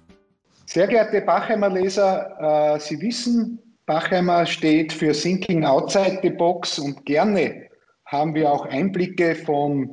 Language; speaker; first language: German; native; German